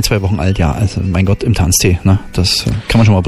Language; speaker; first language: German; native; German